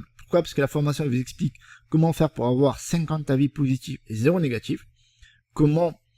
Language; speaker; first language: French; native; French